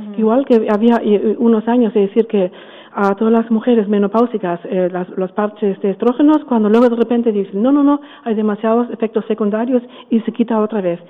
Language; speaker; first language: Spanish; non-native, fluent; German